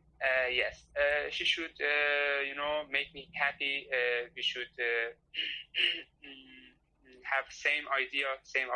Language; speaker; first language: English; non-native, learner; Persian